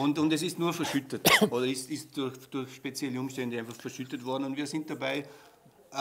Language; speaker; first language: German; native; German